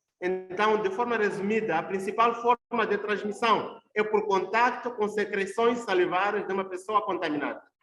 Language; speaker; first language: Portuguese; non-native, local second language; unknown